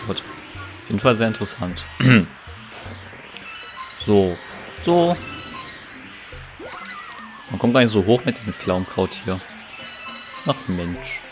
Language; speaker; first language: German; native; German